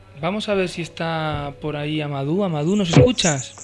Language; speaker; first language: Spanish; native; Spanish